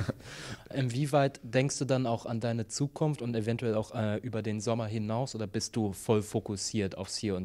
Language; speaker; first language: German; native; German